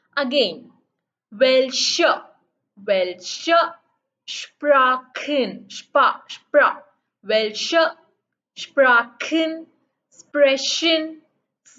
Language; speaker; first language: German; non-native, learner; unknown